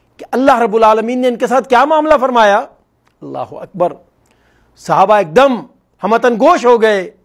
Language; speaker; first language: Urdu; non-native, local second language; Northern Hindko